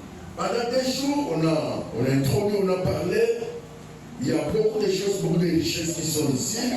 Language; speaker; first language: French; non-native, local second language; Lingala